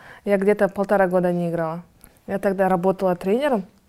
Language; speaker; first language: Russian; non-native, local second language; Kazakh